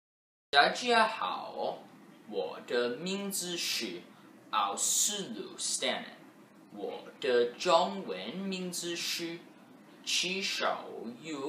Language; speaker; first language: Chinese; non-native, learner; English